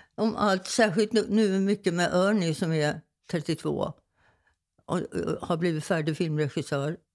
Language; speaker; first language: Swedish; native; Swedish